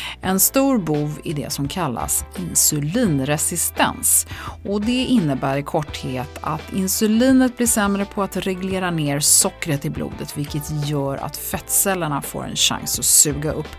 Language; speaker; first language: Swedish; native; Swedish